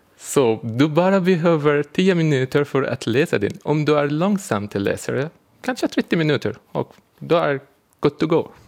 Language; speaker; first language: Swedish; non-native, fluent; Arabic